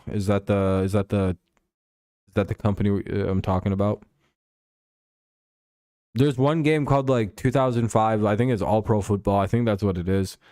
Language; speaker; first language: English; native; English